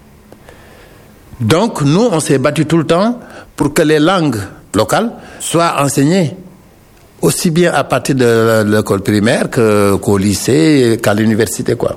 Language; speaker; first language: French; non-native, local second language; Wolof